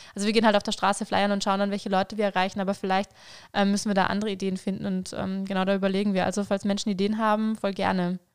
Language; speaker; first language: German; native; German